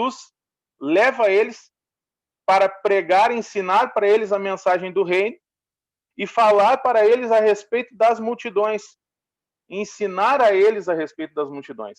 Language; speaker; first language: Portuguese; native; Portuguese